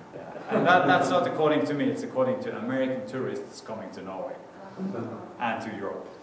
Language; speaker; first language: English; non-native, fluent; Norwegian